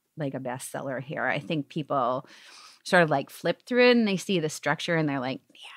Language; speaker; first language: English; native; English